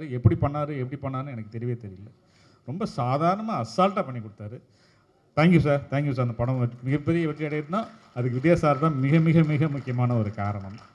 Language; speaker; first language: Tamil; native; Tamil